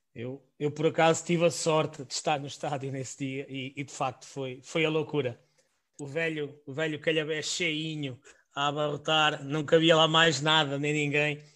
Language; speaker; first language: Portuguese; native; Portuguese